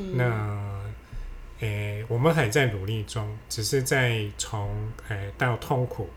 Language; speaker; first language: Chinese; non-native, fluent; Cantonese